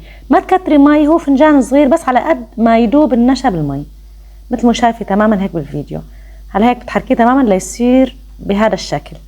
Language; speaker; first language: Arabic; native; Arabic